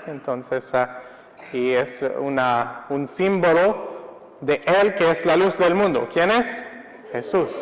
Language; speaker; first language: Spanish; non-native, fluent; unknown